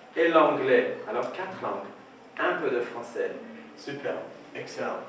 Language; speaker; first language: French; non-native, fluent; Persian